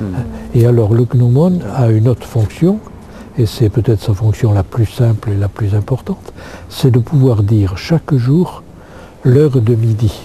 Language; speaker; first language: French; native; French